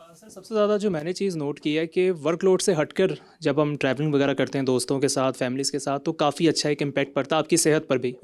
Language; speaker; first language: Urdu; native; Urdu